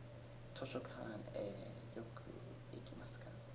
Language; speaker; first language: Japanese; non-native, learner; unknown